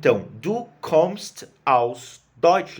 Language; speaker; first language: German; non-native, fluent; Portuguese